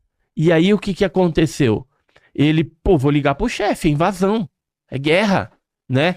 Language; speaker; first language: Portuguese; native; Portuguese